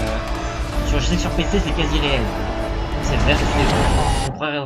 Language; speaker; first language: French; native; French